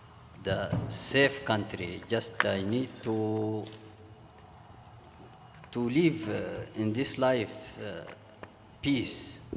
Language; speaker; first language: English; non-native, learner; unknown